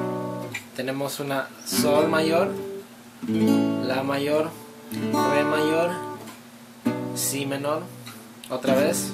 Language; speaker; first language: Spanish; early bilingual, heritage; Spanish